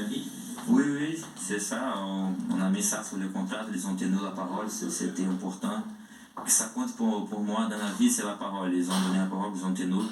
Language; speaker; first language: French; non-native, learner; Portuguese